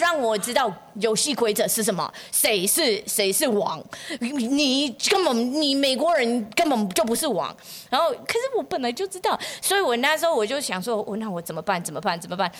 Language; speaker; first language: Chinese; non-native, fluent; English